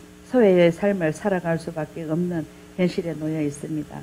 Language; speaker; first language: Korean; native; Korean